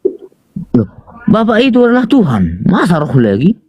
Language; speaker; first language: Indonesian; native; Indonesian